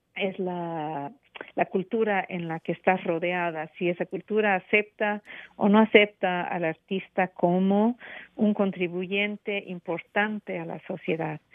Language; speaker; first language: Spanish; native; Spanish